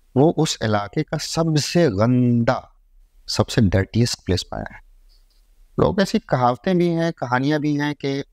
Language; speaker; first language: Hindi; native; Hindi